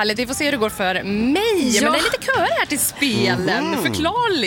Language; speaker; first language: Swedish; native; Swedish